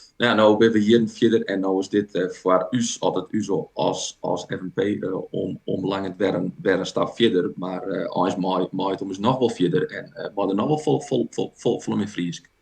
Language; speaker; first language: Dutch; non-native, local second language; Western Frisian